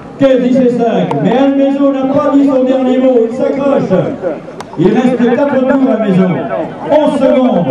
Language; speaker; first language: French; native; French